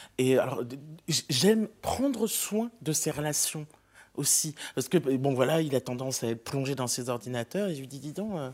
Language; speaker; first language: French; native; French